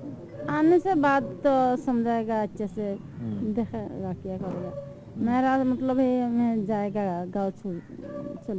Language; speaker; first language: Hindi; non-native, local second language; Assamese